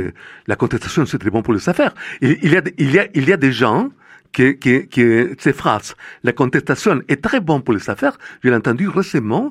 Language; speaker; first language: French; non-native, fluent; Spanish